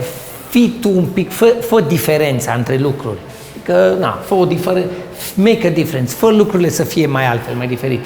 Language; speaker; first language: Romanian; native; Romanian